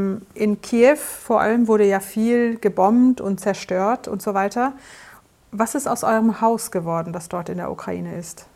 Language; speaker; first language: German; native; German